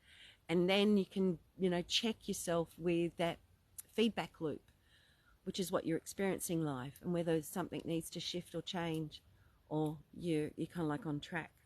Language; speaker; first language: English; native; English